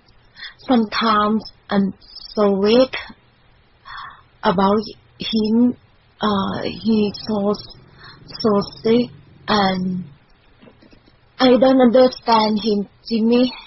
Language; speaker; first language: English; non-native, learner; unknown